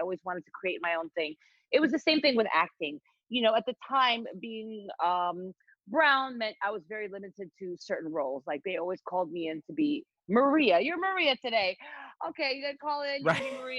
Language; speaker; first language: English; non-native, local second language; Filipino